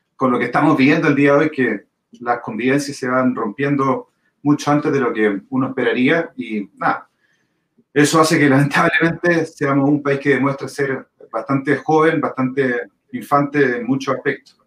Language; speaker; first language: Spanish; native; Spanish